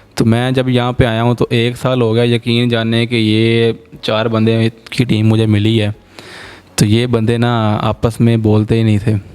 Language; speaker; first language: Urdu; non-native, local second language; Punjabi